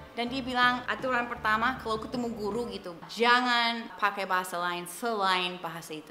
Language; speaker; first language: Indonesian; non-native, fluent; English